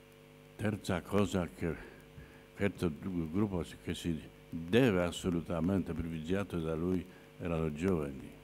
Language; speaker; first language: Italian; non-native, fluent; Polish